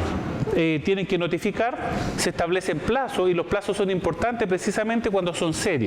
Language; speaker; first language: Spanish; native; Spanish